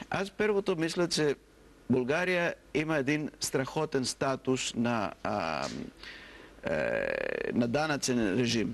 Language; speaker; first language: Bulgarian; non-native, fluent; Greek